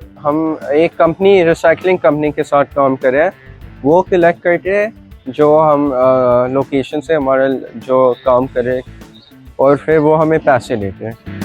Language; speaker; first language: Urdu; non-native, fluent; English